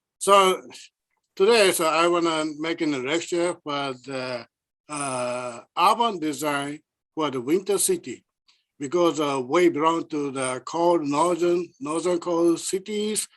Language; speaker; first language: English; non-native, learner; Japanese